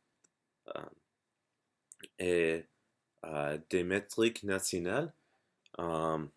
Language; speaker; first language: French; non-native, learner; English